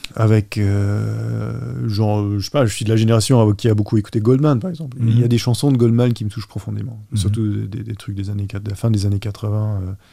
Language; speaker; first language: French; non-native, local second language; Luxembourgish